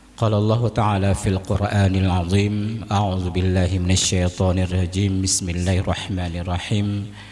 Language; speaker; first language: Malay; non-native, local second language; Achinese